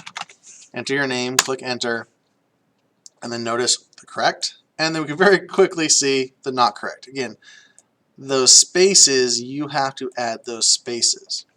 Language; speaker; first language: English; native; English